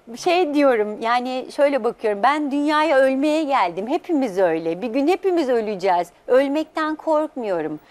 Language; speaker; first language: Turkish; native; Turkish